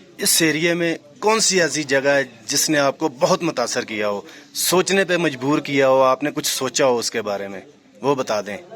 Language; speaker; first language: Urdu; non-native, local second language; Punjabi